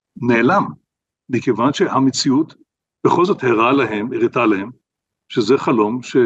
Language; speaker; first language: Hebrew; native; Hebrew